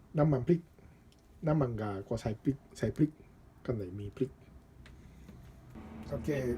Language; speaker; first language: Thai; non-native, learner; Japanese